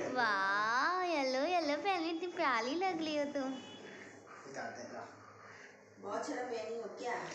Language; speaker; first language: Hindi; native; Hindi